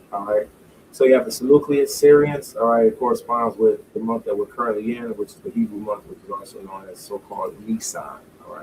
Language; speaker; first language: English; native; English